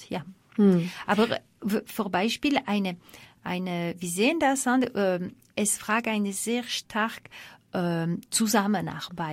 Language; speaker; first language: German; non-native, fluent; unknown